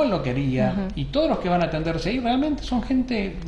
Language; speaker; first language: Spanish; native; Spanish